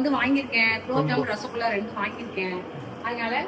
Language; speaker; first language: Tamil; native; Tamil